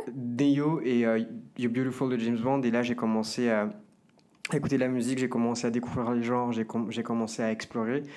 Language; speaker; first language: French; non-native, fluent; Portuguese